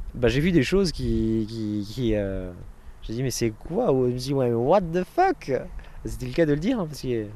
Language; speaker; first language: French; native; French